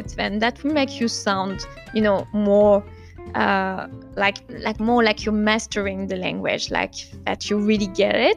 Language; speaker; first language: English; non-native, fluent; French